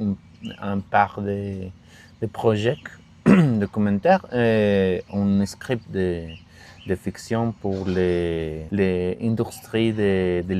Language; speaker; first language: French; non-native, learner; Spanish